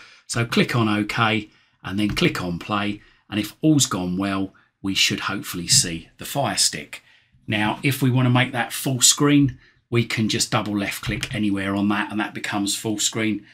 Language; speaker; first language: English; native; English